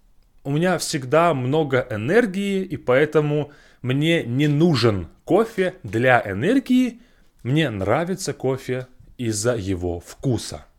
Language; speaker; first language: Russian; non-native, fluent; English